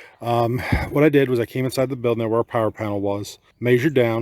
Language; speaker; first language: English; native; English